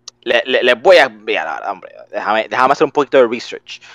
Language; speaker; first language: Spanish; native; Spanish